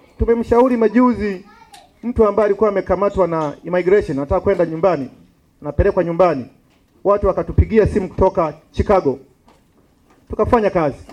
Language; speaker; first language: Swahili; native; Swahili